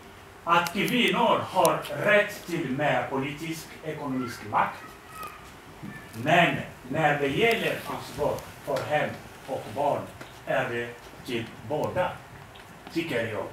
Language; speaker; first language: Swedish; non-native, fluent; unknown